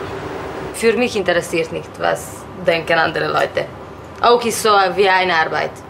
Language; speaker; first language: German; non-native, learner; Romanian